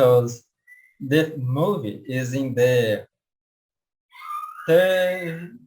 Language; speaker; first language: English; non-native, learner; Portuguese